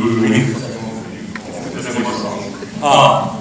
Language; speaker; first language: French; non-native, fluent; Swedish